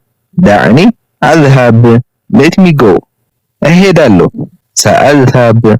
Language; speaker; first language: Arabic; non-native, fluent; Amharic